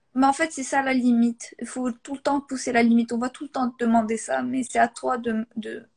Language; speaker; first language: French; non-native, local second language; Arabic